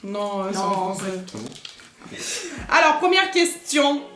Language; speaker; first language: French; native; French